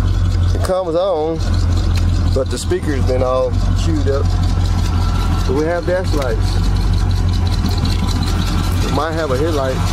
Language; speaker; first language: English; native; English